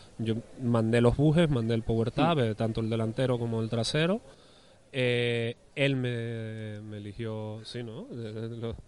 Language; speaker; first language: Spanish; native; Spanish